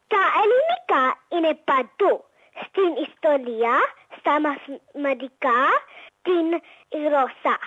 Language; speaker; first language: Greek; early bilingual, heritage; Greek